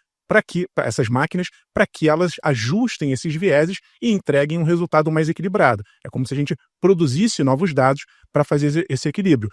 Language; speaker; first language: Portuguese; native; Portuguese